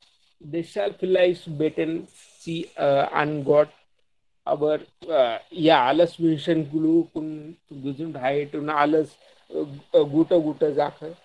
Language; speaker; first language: German; non-native, learner; Hindi